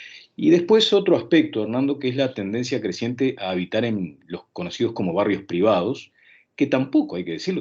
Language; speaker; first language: Spanish; native; Spanish